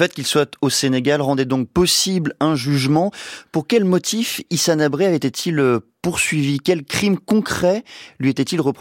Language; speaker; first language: French; native; French